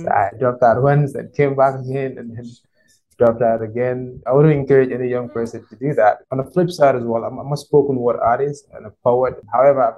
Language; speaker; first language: English; non-native, local second language; Krio